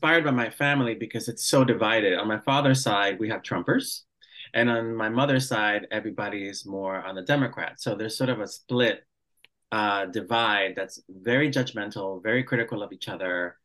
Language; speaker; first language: English; early bilingual, other home language; Spanish